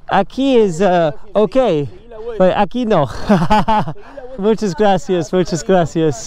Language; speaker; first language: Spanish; non-native, learner; English